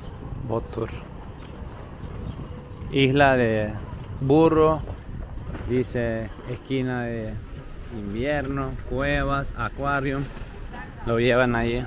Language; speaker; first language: Spanish; non-native, learner; Turkish